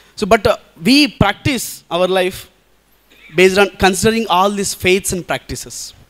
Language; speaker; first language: English; non-native, local second language; Telugu